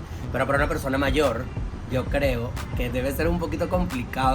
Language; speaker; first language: Spanish; native; Spanish